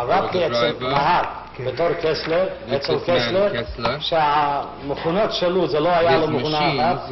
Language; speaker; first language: Hebrew; non-native, fluent; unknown